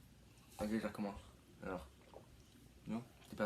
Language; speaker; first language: French; native; French